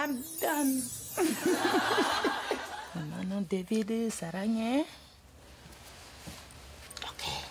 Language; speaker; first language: Korean; non-native, learner; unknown